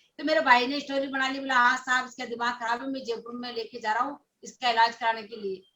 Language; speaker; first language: Hindi; non-native, local second language; Rajasthani